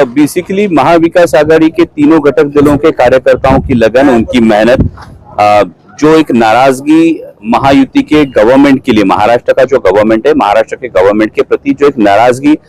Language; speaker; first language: Hindi; non-native, local second language; Marathi